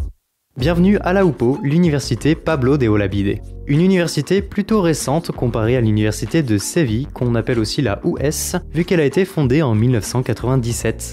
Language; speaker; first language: French; native; French